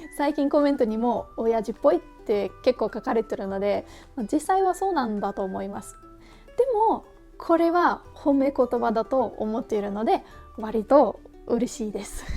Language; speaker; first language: Japanese; non-native, fluent; Russian